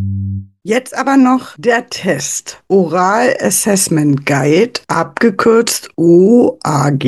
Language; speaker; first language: German; native; German